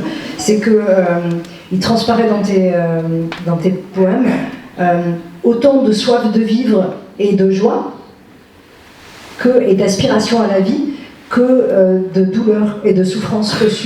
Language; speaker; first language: French; native; French